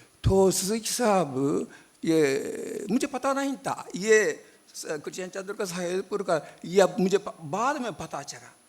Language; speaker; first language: Urdu; non-native, fluent; Japanese